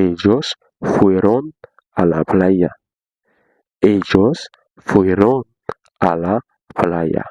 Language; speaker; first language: Spanish; non-native, fluent; Haitian Creole